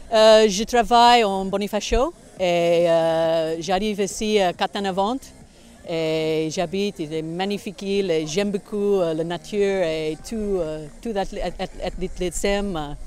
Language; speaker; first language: French; non-native, learner; English